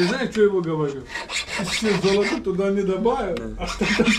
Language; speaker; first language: Russian; non-native, learner; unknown